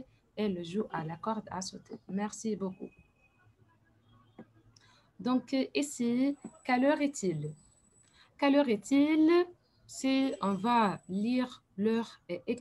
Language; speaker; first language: French; non-native, fluent; Arabic